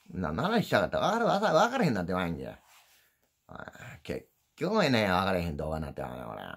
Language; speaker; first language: Japanese; native; Japanese